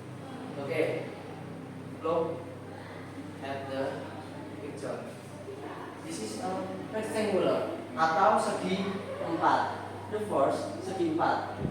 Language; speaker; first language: English; non-native, learner; Indonesian